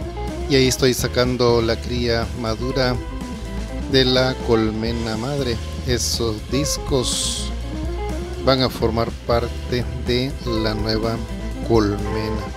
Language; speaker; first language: Spanish; native; Spanish